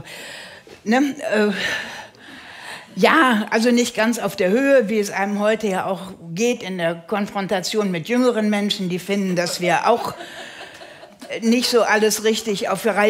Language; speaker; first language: German; native; German